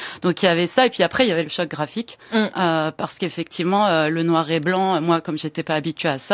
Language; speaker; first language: French; early bilingual, other home language; Persian